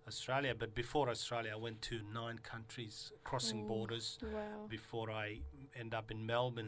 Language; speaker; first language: English; non-native, fluent; Somali